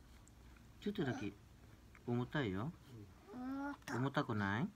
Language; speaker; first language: Japanese; non-native, learner; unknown